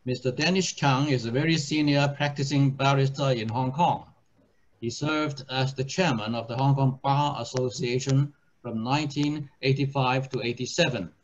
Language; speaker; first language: English; non-native, local second language; Chinese